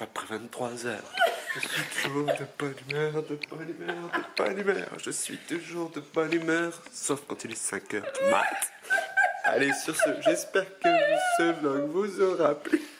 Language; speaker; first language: French; native; French